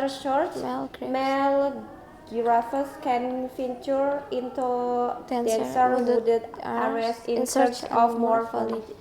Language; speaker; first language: English; non-native, learner; Indonesian